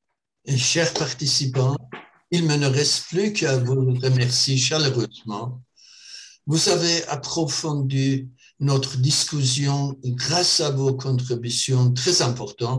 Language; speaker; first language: French; non-native, fluent; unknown